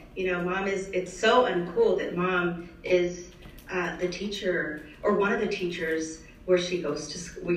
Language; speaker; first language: English; early bilingual, other home language; Spanish